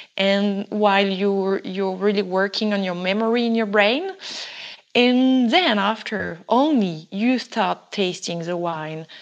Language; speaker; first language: English; non-native, fluent; French